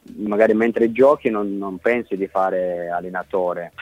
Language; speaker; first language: Italian; non-native, fluent; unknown